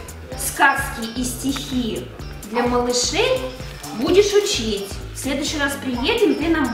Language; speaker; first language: Russian; native; Russian